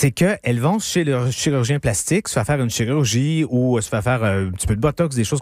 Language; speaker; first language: French; native; French